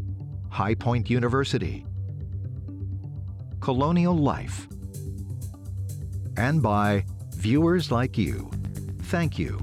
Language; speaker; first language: English; native; English